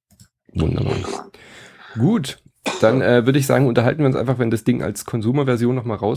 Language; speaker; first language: German; native; German